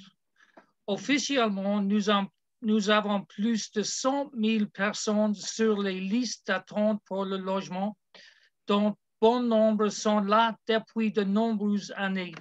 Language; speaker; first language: French; non-native, learner; English